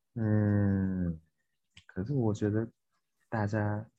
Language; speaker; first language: Chinese; non-native, fluent; Japanese